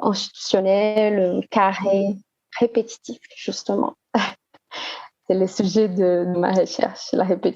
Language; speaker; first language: French; non-native, fluent; Portuguese